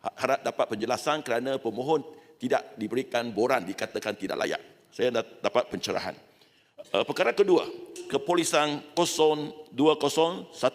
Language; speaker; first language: Malay; non-native, local second language; Chinese